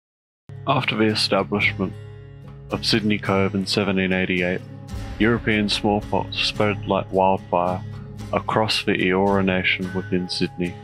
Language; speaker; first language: English; native; English